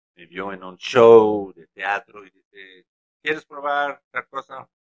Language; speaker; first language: Spanish; non-native, fluent; German